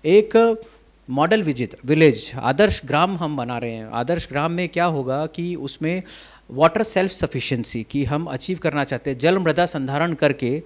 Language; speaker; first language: Hindi; native; Hindi